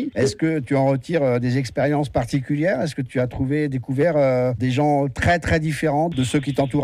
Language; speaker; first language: French; native; French